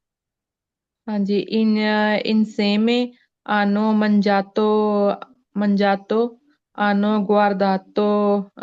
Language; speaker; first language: Italian; non-native, learner; Punjabi